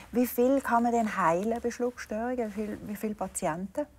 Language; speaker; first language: German; native; German